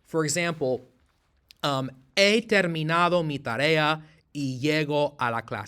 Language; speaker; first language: Spanish; non-native, fluent; English